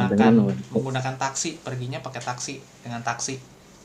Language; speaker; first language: Indonesian; native; Indonesian